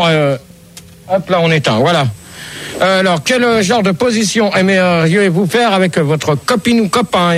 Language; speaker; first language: French; native; French